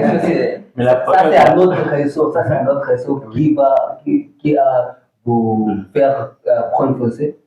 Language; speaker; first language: French; non-native, learner; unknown